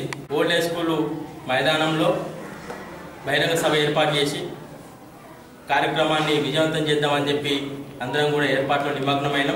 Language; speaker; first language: Telugu; native; Telugu